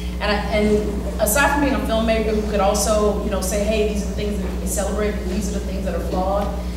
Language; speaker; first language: English; native; English